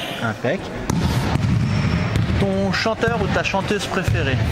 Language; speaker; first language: French; native; French